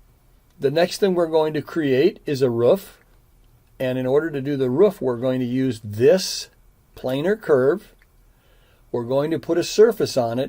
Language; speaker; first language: English; native; English